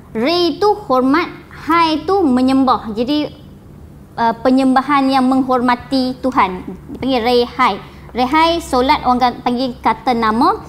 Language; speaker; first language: Malay; native; Malay